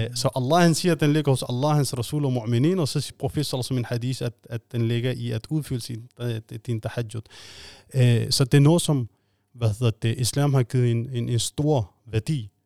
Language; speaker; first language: Danish; non-native, fluent; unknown